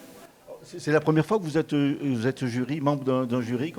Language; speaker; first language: French; native; French